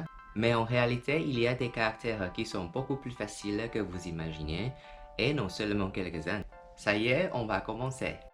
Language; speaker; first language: French; non-native, fluent; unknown